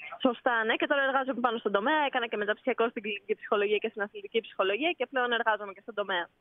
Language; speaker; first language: Greek; native; Greek